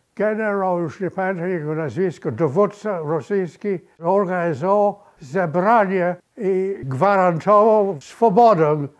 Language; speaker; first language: Polish; early bilingual, other home language; English